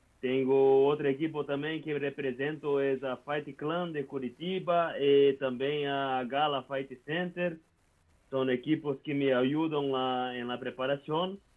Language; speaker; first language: Spanish; non-native, learner; Portuguese